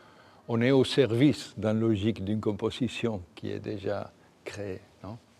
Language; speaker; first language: French; non-native, fluent; Spanish